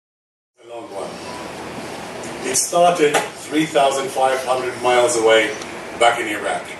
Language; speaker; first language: English; non-native, fluent; Arabic